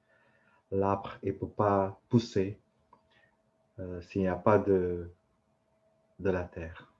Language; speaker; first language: French; non-native, fluent; Vietnamese